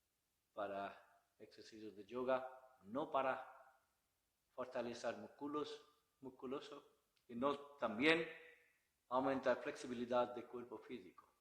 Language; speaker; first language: Spanish; non-native, learner; Bangla